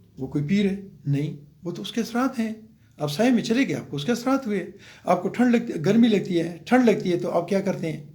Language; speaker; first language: Urdu; non-native, local second language; Pashto